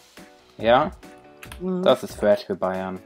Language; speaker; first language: German; native; German